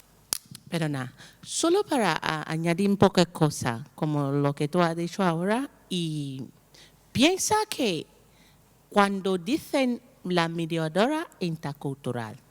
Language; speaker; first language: Spanish; non-native, learner; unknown